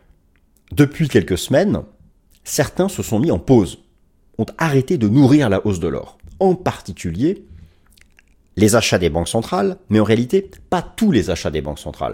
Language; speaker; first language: French; native; French